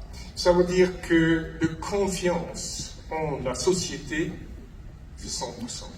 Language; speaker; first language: French; non-native, fluent; English